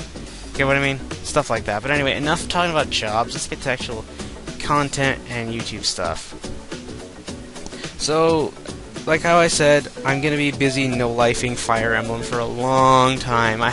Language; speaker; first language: English; native; English